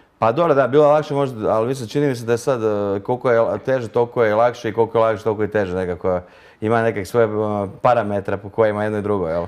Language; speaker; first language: Croatian; native; Croatian